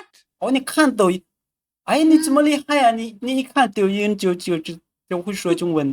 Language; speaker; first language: Chinese; non-native, fluent; Lao